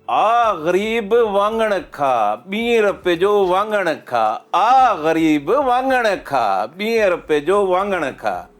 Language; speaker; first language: Sindhi; native; Sindhi